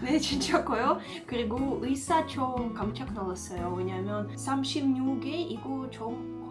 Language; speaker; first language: Korean; non-native, learner; Russian